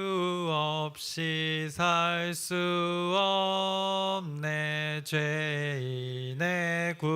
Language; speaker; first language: Korean; native; Korean